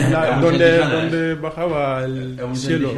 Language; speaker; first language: Spanish; non-native, fluent; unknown